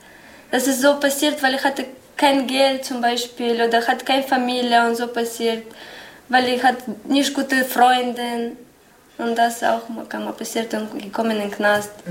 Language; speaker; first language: German; non-native, learner; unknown